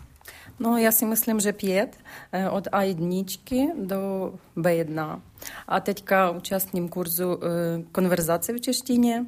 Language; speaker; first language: Czech; non-native, learner; Ukrainian